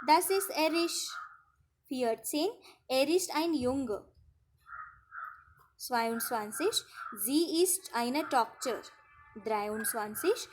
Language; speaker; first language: German; non-native, fluent; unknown